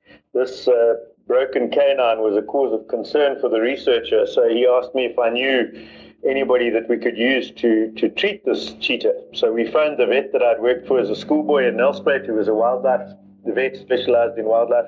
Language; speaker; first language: English; native; English